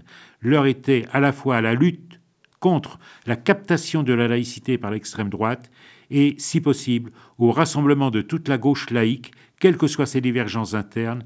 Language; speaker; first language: French; native; French